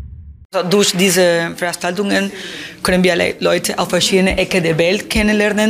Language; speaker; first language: German; non-native, learner; Spanish